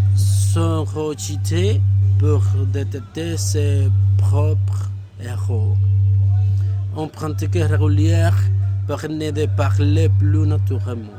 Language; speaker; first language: French; non-native, learner; Spanish